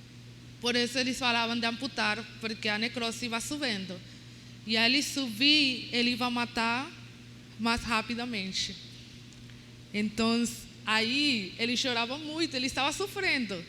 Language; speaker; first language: Portuguese; non-native, learner; Spanish